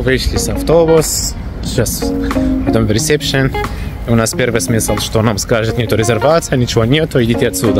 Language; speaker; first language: Russian; non-native, learner; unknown